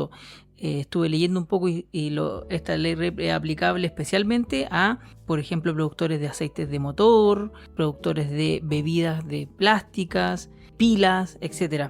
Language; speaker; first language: Spanish; native; Spanish